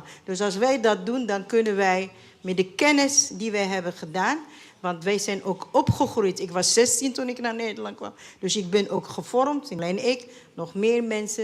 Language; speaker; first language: Dutch; non-native, fluent; Arabic